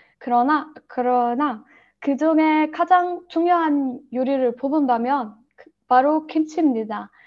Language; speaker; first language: Korean; non-native, learner; Arabic